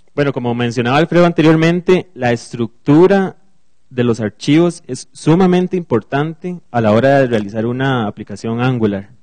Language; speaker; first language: Spanish; native; Spanish